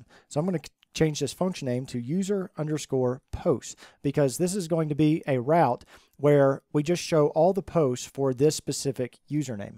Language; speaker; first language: English; native; English